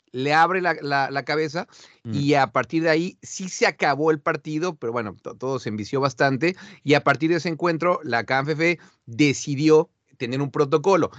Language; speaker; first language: Spanish; native; Spanish